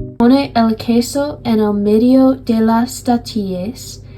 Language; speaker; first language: Spanish; non-native, learner; English